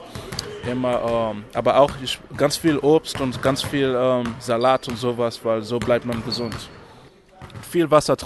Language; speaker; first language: German; non-native, fluent; English